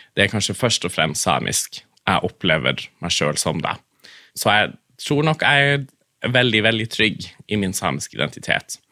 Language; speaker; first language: Norwegian; non-native, local second language; Northern Sami